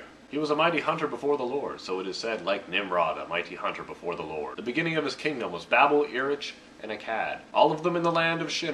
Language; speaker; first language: English; native; English